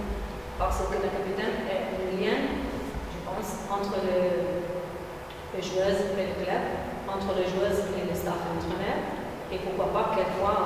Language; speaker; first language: French; non-native, fluent; Italian